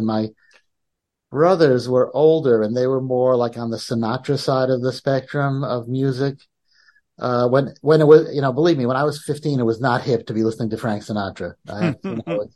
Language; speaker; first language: English; native; English